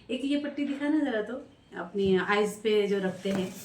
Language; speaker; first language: Hindi; non-native, local second language; Marathi